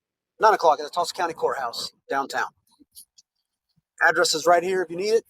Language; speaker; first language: English; native; English